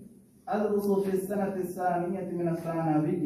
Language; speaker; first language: Arabic; non-native, learner; Urdu